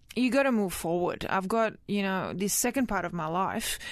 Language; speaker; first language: English; early bilingual, other home language; Croatian